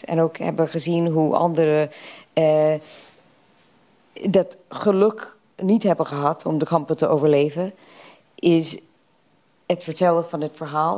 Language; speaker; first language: Dutch; non-native, fluent; English